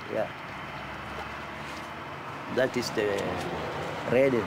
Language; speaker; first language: Dutch; non-native, learner; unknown